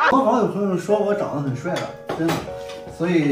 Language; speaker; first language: Chinese; native; Chinese